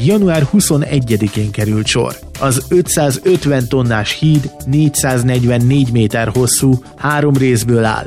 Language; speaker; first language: Hungarian; native; Hungarian